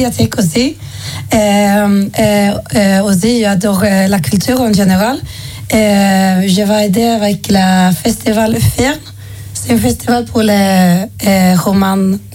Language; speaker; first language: French; non-native, learner; Swedish